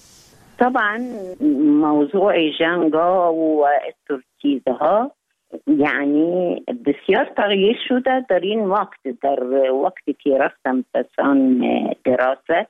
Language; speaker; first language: Persian; non-native, fluent; Arabic